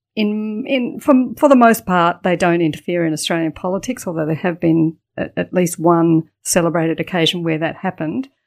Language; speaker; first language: English; native; English